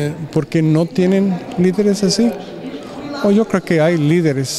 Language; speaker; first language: Spanish; non-native, fluent; English